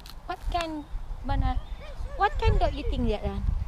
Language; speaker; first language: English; non-native, learner; Indonesian